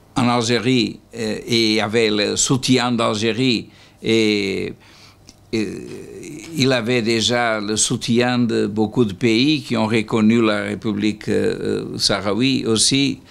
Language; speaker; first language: French; non-native, learner; Portuguese